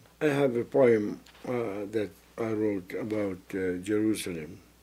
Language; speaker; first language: English; non-native, fluent; Arabic